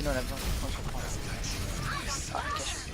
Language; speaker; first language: French; native; French